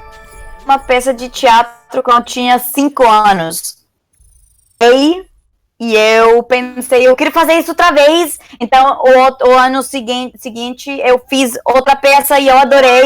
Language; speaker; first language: Portuguese; non-native, learner; Spanish